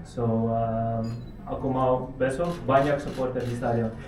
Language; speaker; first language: Indonesian; non-native, learner; Dutch